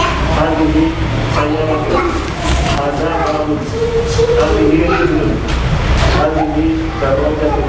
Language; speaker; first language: Arabic; non-native, learner; Indonesian